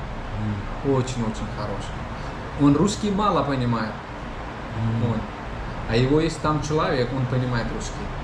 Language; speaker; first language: Russian; non-native, learner; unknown